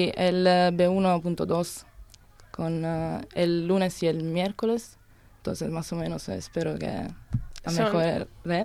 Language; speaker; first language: Spanish; non-native, learner; Italian